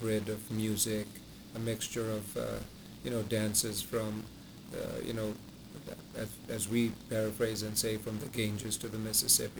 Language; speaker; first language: English; non-native, local second language; Punjabi